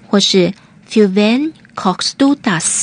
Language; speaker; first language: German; non-native, fluent; Chinese